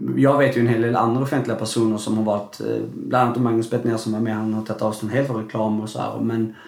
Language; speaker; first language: Swedish; native; Swedish